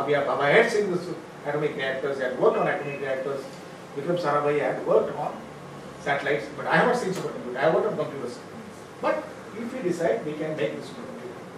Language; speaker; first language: English; non-native, local second language; Marathi